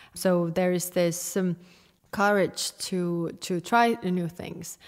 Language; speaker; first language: English; non-native, fluent; Estonian